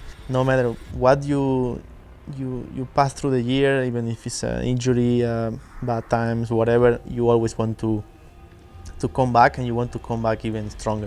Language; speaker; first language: English; non-native, fluent; Spanish